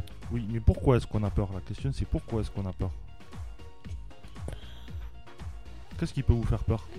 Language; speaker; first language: French; native; French